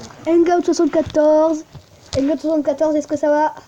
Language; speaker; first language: French; native; French